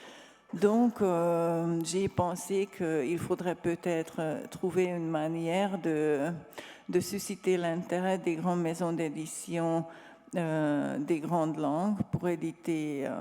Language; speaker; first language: French; non-native, fluent; Hungarian